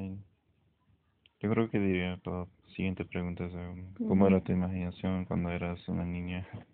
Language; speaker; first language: Spanish; early bilingual, heritage; Spanish